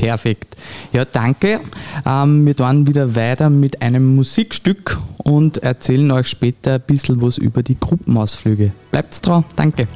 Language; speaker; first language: German; native; German